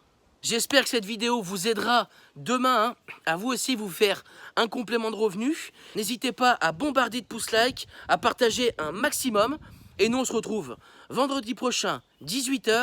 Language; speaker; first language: French; native; French